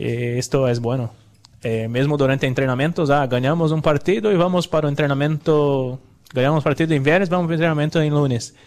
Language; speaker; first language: Spanish; non-native, fluent; Portuguese